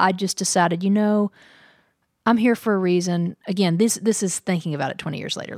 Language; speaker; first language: English; native; English